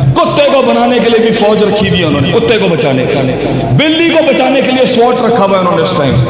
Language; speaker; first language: Urdu; native; Urdu